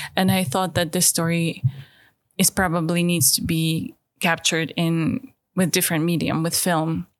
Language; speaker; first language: English; non-native, fluent; Russian